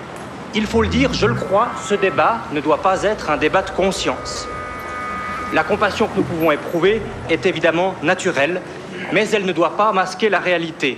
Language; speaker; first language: French; native; French